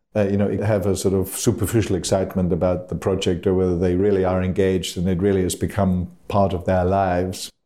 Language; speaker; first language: English; non-native, fluent; German